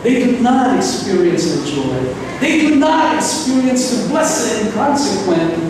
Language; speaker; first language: English; non-native, local second language; Filipino